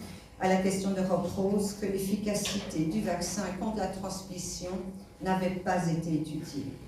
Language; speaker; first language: French; native; French